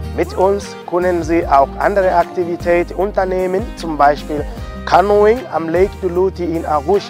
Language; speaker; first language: German; non-native, fluent; Swahili